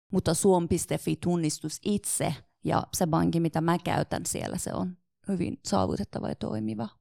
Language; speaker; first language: Finnish; non-native, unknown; Persian